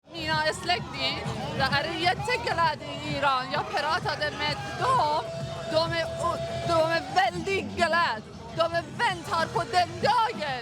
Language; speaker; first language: Swedish; non-native, learner; Persian